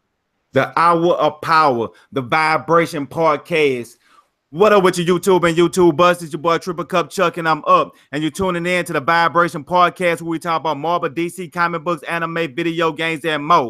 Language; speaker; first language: English; native; English